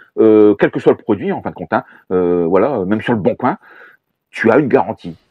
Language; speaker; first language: French; native; French